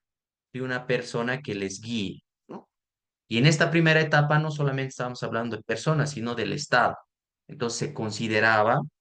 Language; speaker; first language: Spanish; native; Spanish